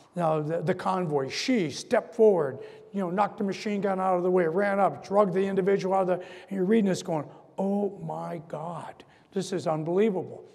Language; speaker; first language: English; native; English